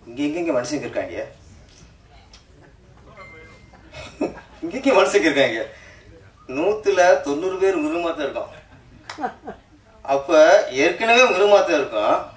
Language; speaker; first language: Tamil; native; Tamil